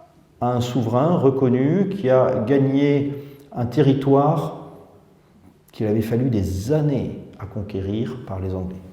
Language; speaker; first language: French; native; French